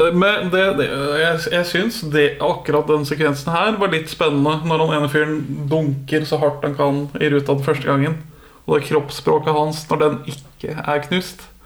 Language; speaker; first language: Norwegian; native; Norwegian